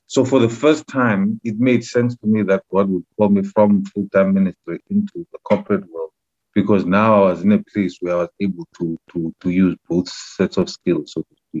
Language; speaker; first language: English; non-native, local second language; Xhosa